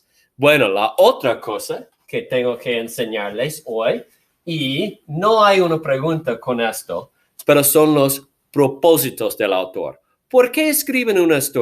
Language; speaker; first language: Spanish; non-native, fluent; English